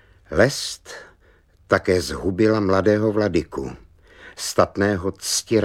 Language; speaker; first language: Czech; native; Czech